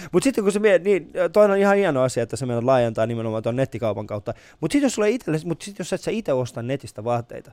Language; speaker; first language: Finnish; early bilingual, other home language; Persian